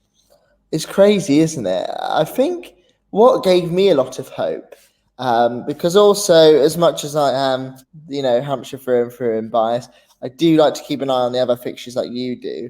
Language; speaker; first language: English; native; English